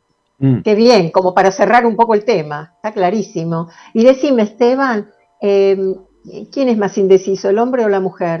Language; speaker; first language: Spanish; native; Spanish